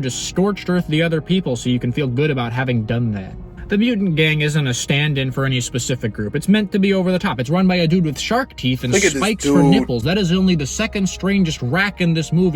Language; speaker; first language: English; native; English